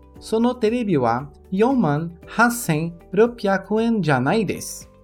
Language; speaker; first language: Japanese; non-native, learner; Portuguese